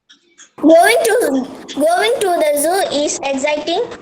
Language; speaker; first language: English; non-native, local second language; Tamil